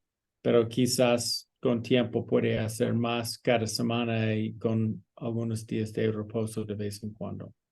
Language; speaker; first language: Spanish; non-native, learner; English